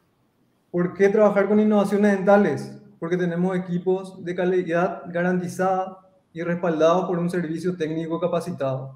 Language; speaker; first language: Spanish; native; Spanish